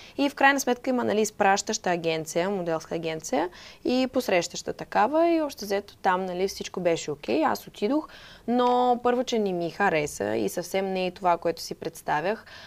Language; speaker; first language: Bulgarian; non-native, fluent; Russian